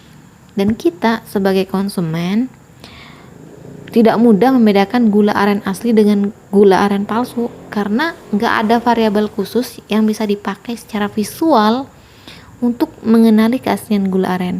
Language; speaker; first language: Indonesian; native; Indonesian